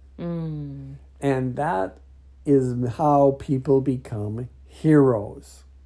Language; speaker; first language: English; native; English